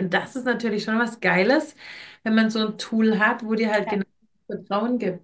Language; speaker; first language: German; native; German